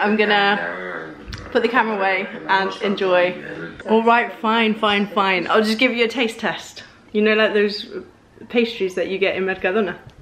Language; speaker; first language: English; early bilingual, other home language; Spanish